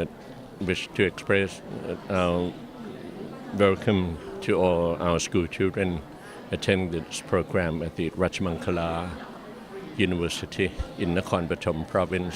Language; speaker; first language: English; non-native, fluent; Thai